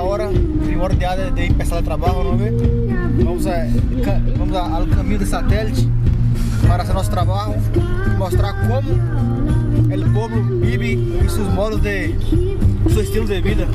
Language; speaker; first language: Spanish; non-native, learner; Portuguese